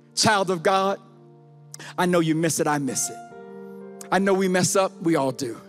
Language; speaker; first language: English; native; English